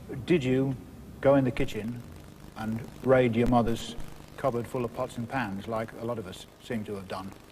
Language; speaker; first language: English; native; English